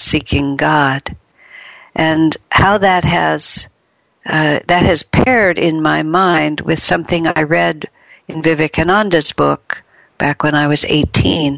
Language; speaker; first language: English; native; English